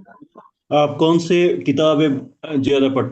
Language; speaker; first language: Hindi; non-native, learner; Bangla